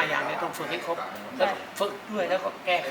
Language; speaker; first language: Thai; native; Thai